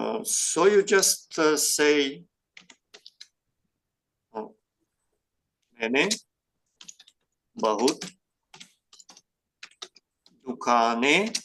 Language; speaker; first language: Hindi; non-native, fluent; Ukrainian